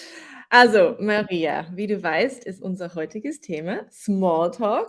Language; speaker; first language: German; non-native, fluent; English